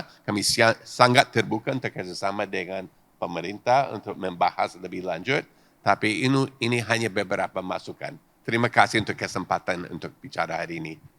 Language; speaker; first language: Indonesian; non-native, fluent; English